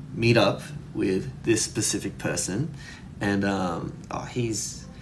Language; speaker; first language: English; early bilingual, other home language; Korean